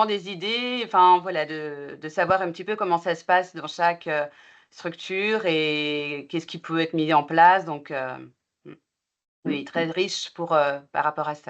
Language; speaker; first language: French; native; French